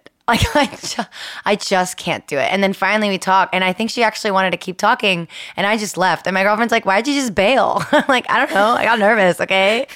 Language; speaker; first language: English; early bilingual, other home language; Spanish